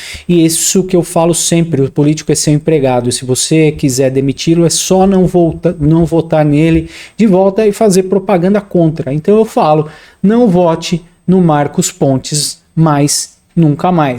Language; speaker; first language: Portuguese; native; Portuguese